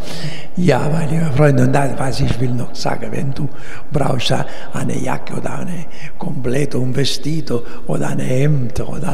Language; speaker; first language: German; non-native, learner; Italian